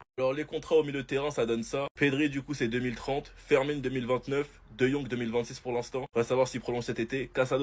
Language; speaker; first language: French; native; French